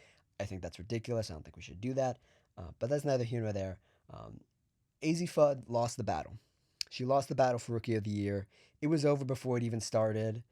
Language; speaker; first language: English; native; English